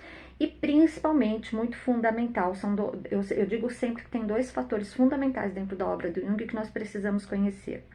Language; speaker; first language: Portuguese; native; Portuguese